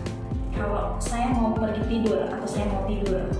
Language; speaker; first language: Indonesian; non-native, local second language; Balinese